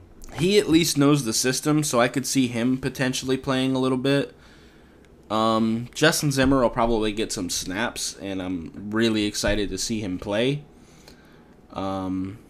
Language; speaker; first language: English; native; English